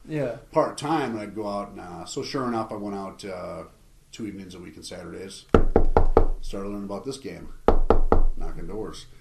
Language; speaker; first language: English; native; English